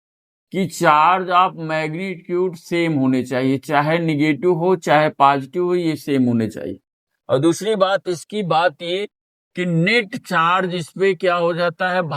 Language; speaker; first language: Hindi; native; Hindi